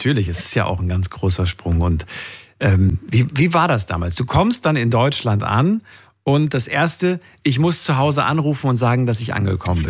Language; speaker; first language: German; native; German